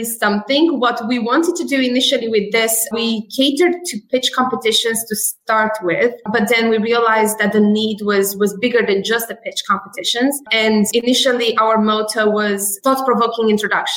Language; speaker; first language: English; native; English